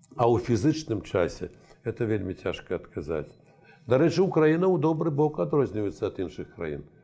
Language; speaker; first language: Belarusian; native; Belarusian